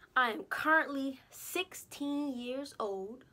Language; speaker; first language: English; native; English